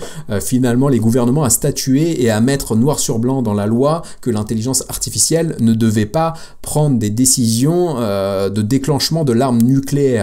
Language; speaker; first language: French; native; French